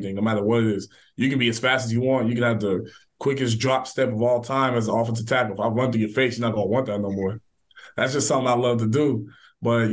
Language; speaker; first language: English; native; English